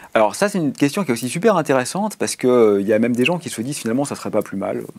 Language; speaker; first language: French; native; French